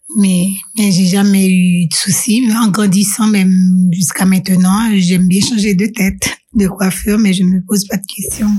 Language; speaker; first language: French; non-native, local second language; Haitian Creole